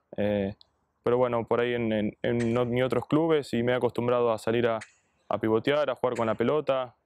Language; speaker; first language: Spanish; native; Spanish